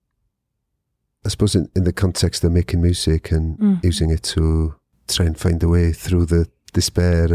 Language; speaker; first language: English; non-native, local second language; Welsh